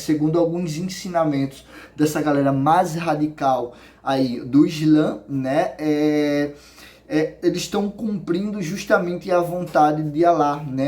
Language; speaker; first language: Portuguese; native; Portuguese